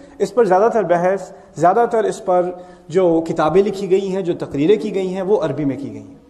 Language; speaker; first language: Urdu; early bilingual, heritage; Urdu